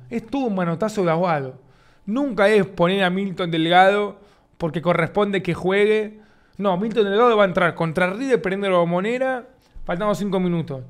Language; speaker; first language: Spanish; native; Spanish